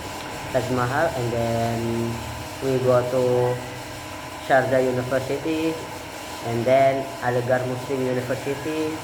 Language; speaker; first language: English; non-native, learner; Indonesian